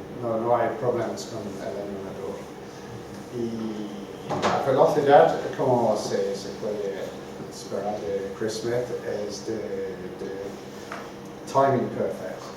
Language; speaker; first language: Spanish; non-native, fluent; English